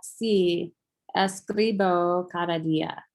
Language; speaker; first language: Spanish; non-native, learner; English